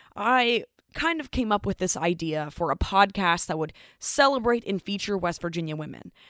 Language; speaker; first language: English; native; English